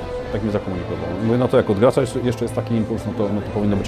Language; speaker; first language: Polish; native; Polish